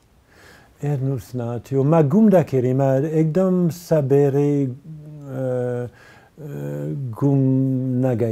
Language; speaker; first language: Nepali; non-native, learner; French